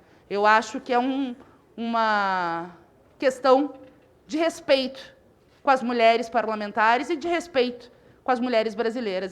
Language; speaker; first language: Portuguese; native; Portuguese